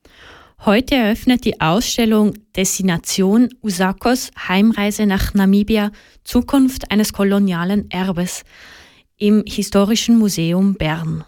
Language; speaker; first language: German; native; German